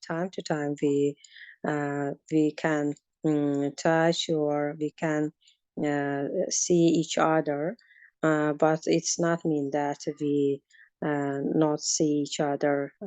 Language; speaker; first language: English; non-native, learner; Azerbaijani